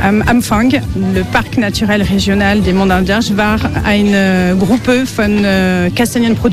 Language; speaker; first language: German; non-native, learner; French